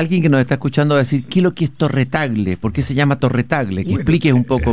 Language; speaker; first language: Spanish; native; Spanish